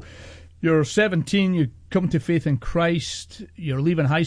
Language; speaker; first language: English; native; English